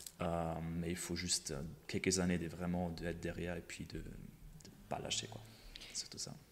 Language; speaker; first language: French; non-native, fluent; German